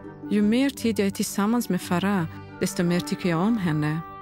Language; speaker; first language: Swedish; non-native, fluent; Persian